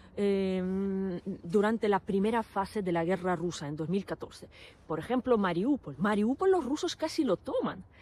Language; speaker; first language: Spanish; non-native, fluent; Ukrainian